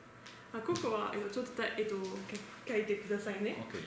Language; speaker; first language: Japanese; non-native, learner; French